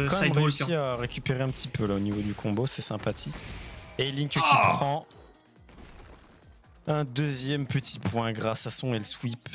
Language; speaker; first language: French; native; French